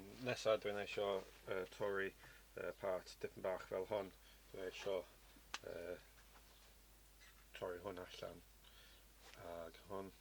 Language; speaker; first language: Welsh; non-native, learner; English